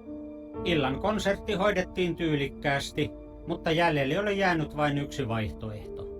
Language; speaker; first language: Finnish; native; Finnish